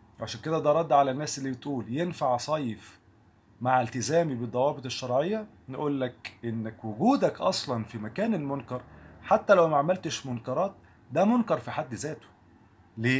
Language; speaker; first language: Arabic; native; Arabic